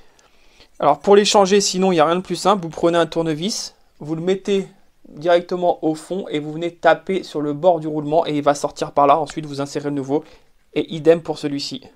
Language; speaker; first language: French; native; French